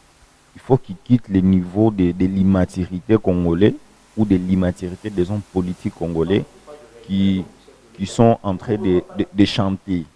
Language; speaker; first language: French; non-native, local second language; Lingala